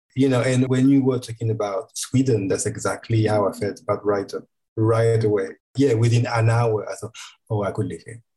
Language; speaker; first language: English; non-native, fluent; French